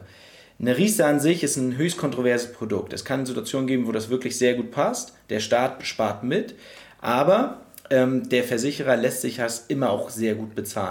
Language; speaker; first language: German; native; German